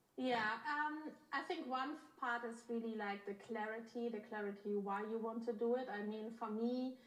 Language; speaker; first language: English; early bilingual, other home language; Polish